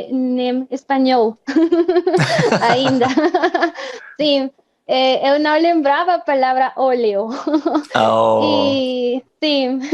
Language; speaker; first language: Portuguese; non-native, fluent; Spanish